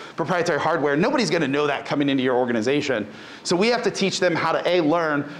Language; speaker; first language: English; native; English